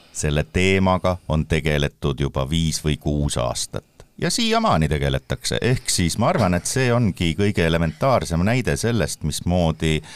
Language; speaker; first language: Estonian; native; Estonian